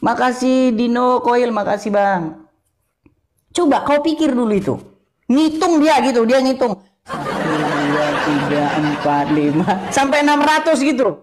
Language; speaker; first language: Indonesian; native; Indonesian